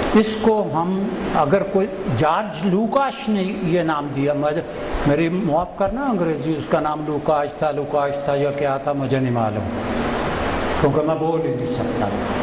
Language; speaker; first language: Hindi; non-native, local second language; Punjabi